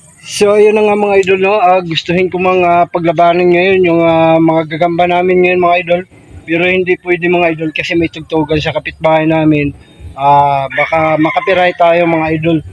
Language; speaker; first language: Filipino; non-native, local second language; Cebuano